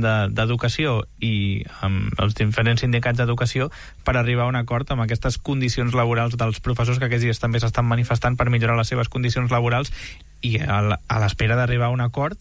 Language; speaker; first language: Catalan; native; Catalan